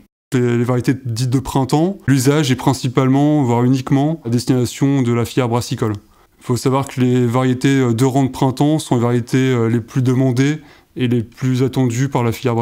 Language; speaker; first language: French; native; French